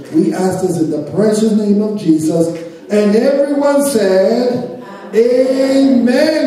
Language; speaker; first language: English; early bilingual, other home language; Spanish